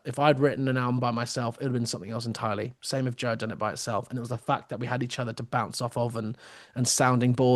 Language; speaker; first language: English; native; English